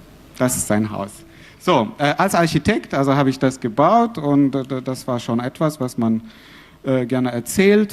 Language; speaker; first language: German; non-native, fluent; Arabic